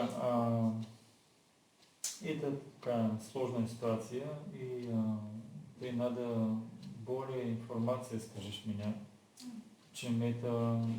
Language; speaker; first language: Russian; non-native, learner; Bulgarian